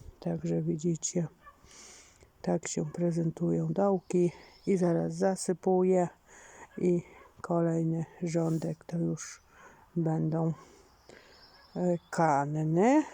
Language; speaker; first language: Polish; native; Polish